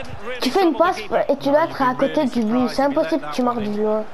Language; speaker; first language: French; native; French